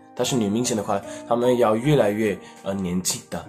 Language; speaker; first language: Chinese; non-native, fluent; Hindi